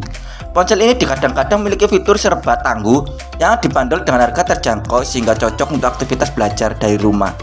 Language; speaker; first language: Indonesian; native; Indonesian